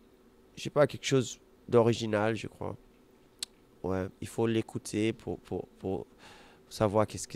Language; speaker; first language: French; non-native, fluent; German